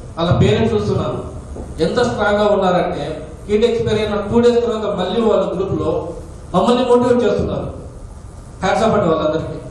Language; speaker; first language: Telugu; non-native, local second language; Urdu